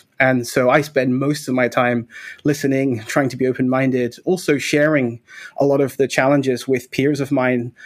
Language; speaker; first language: English; native; English